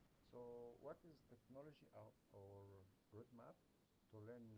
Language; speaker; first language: English; non-native, learner; Arabic